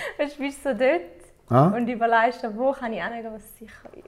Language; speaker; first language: German; early bilingual, other home language; Albanian